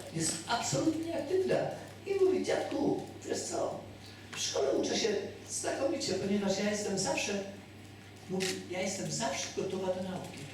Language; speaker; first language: Polish; native; Polish